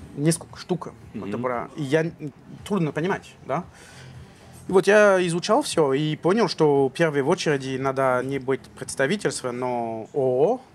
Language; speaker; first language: Russian; non-native, learner; French